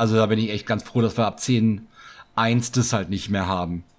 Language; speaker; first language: German; native; German